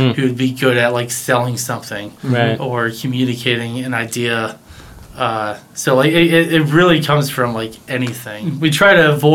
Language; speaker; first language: English; native; English